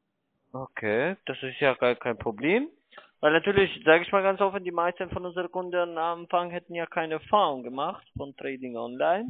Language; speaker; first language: German; non-native, fluent; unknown